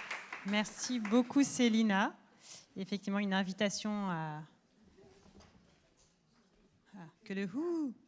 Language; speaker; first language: French; native; French